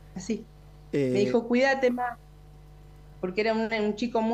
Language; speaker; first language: Spanish; native; Spanish